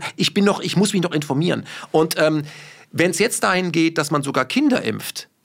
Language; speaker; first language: German; native; German